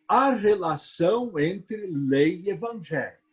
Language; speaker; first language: Portuguese; native; Portuguese